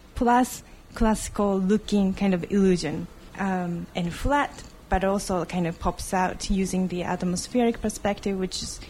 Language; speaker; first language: English; non-native, fluent; Japanese